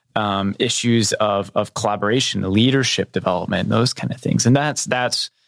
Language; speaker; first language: English; native; English